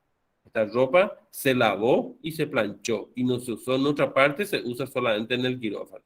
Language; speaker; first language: Spanish; native; Spanish